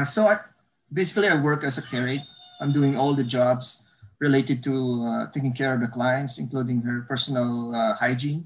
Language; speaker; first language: English; non-native, local second language; Hiligaynon